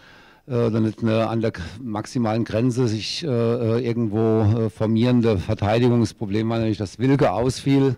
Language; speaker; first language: German; native; German